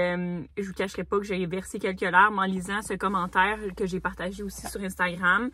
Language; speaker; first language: French; native; French